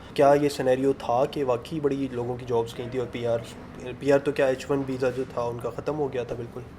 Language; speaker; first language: Urdu; native; Urdu